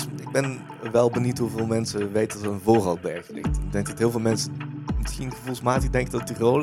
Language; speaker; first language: Dutch; native; Dutch